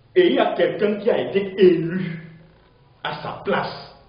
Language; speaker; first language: French; native; French